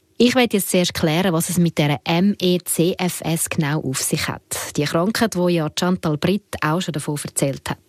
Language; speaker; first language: German; native; German